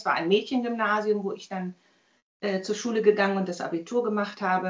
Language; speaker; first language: German; native; German